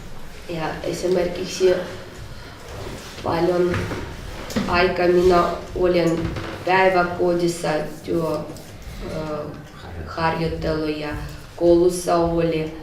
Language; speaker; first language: Finnish; non-native, learner; Russian